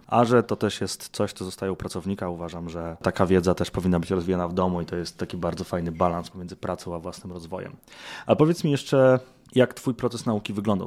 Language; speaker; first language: Polish; native; Polish